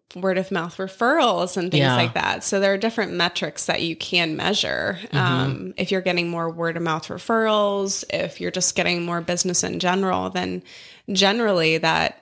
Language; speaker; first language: English; native; English